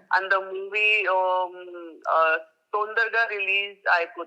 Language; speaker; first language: Telugu; non-native, learner; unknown